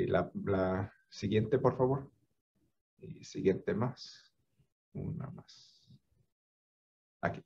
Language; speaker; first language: Spanish; non-native, fluent; English